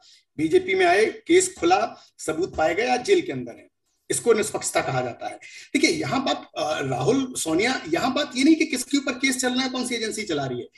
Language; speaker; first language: Hindi; native; Hindi